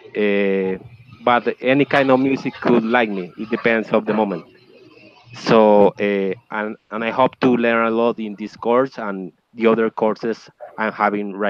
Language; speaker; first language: English; non-native, learner; Spanish